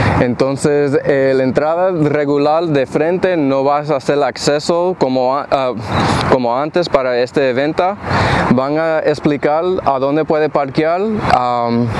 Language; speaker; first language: Spanish; early bilingual, heritage; English